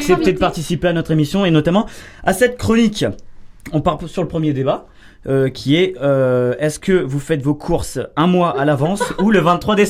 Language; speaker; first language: French; native; French